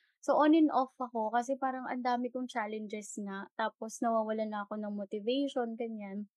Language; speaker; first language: Filipino; non-native, local second language; Hiligaynon